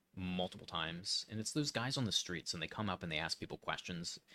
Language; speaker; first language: English; native; English